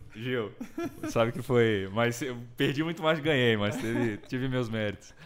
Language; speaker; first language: Portuguese; native; Portuguese